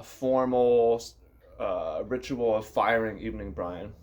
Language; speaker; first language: English; native; English